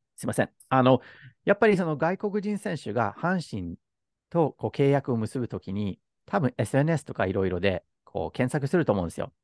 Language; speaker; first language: Japanese; native; Japanese